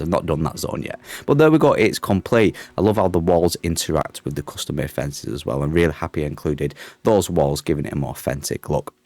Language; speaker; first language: English; native; English